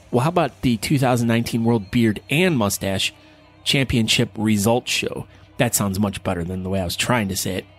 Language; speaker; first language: English; native; English